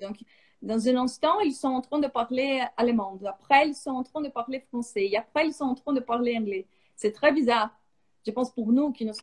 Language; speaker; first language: French; non-native, fluent; Portuguese